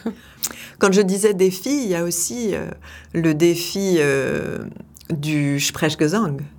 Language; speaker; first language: French; native; French